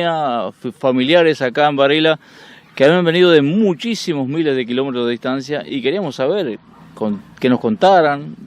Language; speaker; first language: Spanish; native; Spanish